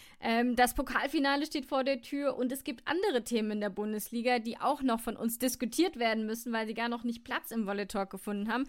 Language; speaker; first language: German; native; German